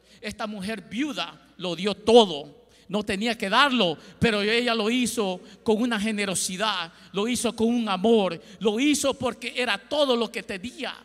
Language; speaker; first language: Spanish; early bilingual, heritage; Spanish